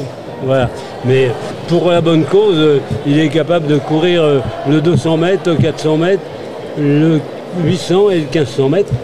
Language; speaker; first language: French; native; French